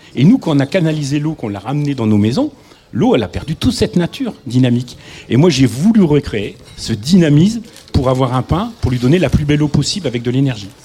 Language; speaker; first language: French; native; French